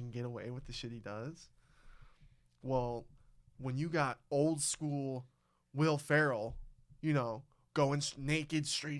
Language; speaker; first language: English; native; English